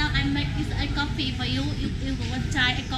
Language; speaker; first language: English; non-native, learner; Vietnamese